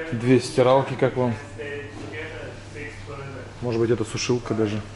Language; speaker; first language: Russian; native; Russian